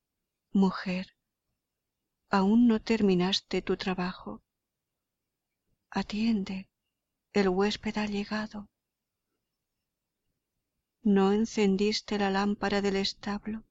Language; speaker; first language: Spanish; native; Spanish